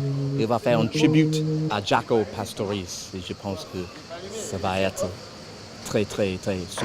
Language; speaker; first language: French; non-native, fluent; English